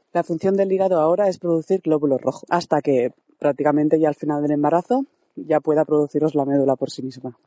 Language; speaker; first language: Spanish; native; Spanish